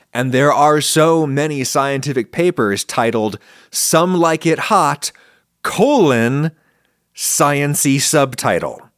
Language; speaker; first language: English; native; English